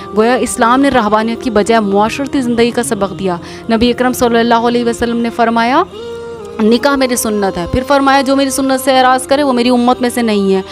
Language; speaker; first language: Urdu; native; Urdu